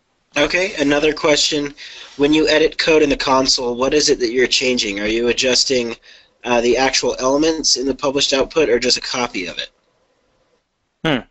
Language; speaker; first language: English; native; English